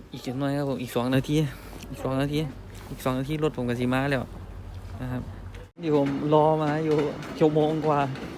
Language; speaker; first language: Thai; native; Thai